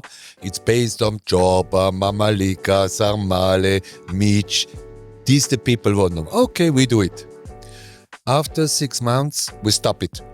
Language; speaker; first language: English; non-native, learner; German